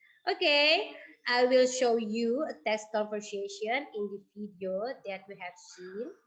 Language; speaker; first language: English; non-native, learner; Indonesian